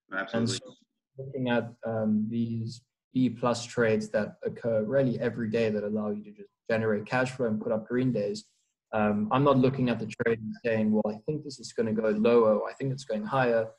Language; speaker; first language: English; native; English